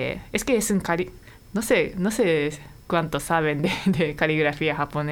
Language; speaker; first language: Spanish; non-native, fluent; Japanese